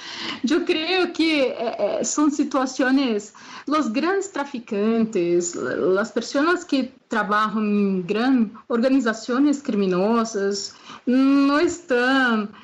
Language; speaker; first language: Spanish; non-native, fluent; Portuguese